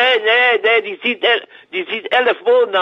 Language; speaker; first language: German; non-native, learner; French